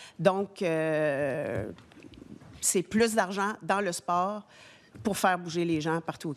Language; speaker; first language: French; native; French